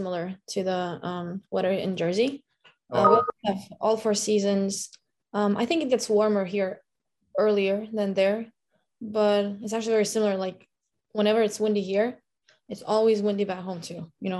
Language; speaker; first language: English; non-native, fluent; Lithuanian